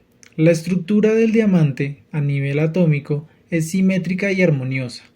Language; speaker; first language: Spanish; native; Spanish